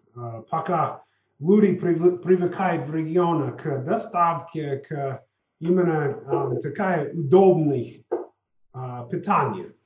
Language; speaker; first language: Russian; non-native, fluent; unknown